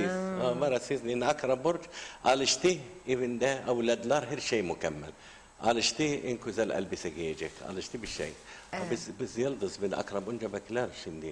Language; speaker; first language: Turkish; non-native, learner; Arabic